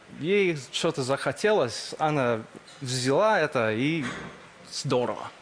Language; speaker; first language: Russian; non-native, fluent; English